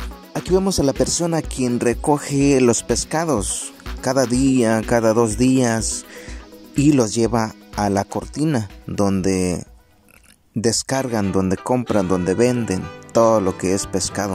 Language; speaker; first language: Spanish; native; Spanish